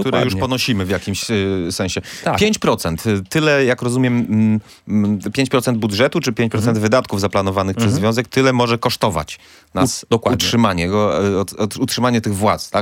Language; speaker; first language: Polish; native; Polish